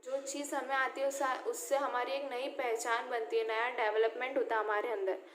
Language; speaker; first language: Hindi; non-native, local second language; Marathi